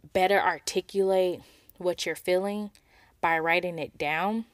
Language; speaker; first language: English; native; English